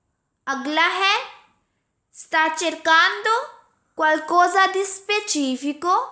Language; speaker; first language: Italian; non-native, fluent; Urdu